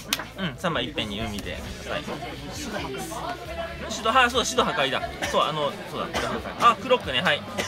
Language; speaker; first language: Japanese; native; Japanese